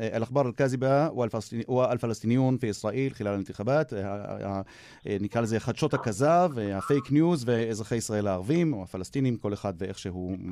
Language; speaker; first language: Hebrew; native; Hebrew